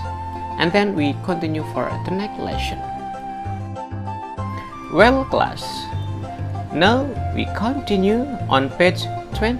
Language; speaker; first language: English; non-native, learner; Indonesian